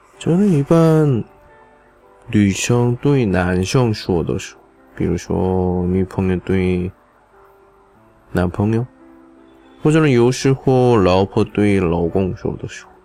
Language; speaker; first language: Chinese; non-native, learner; Korean